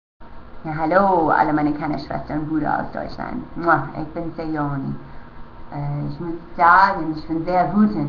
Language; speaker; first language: German; non-native, fluent; English